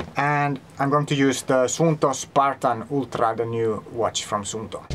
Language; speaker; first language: English; non-native, fluent; Finnish